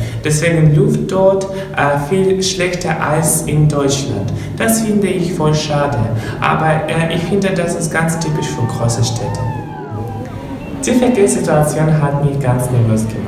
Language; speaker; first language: German; non-native, learner; Russian